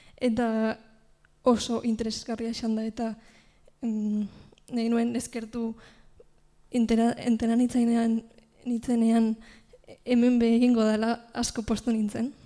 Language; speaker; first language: Basque; non-native, local second language; Spanish